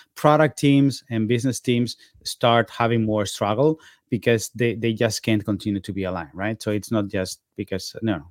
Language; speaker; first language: English; non-native, fluent; Spanish